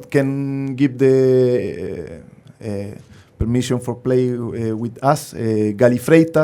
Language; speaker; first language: English; non-native, learner; Spanish